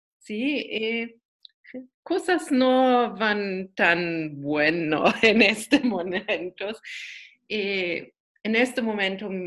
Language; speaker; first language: Spanish; non-native, learner; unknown